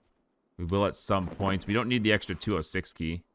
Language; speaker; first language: English; native; English